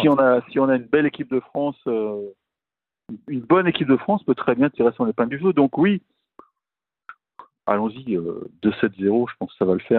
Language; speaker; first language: French; native; French